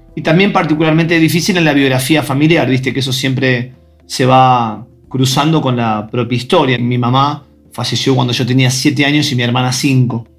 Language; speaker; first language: Spanish; native; Spanish